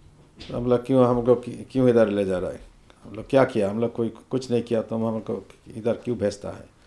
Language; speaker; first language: Hindi; non-native, learner; Bangla